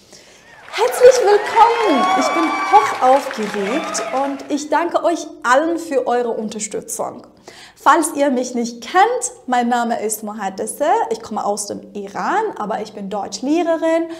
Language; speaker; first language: German; non-native, fluent; Persian